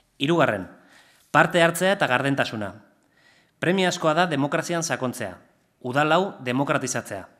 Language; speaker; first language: Basque; non-native, local second language; Spanish